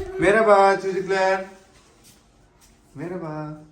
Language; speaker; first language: Turkish; non-native, learner; Urdu